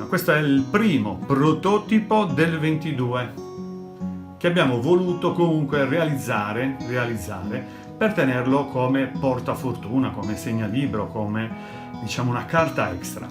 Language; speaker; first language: Italian; native; Italian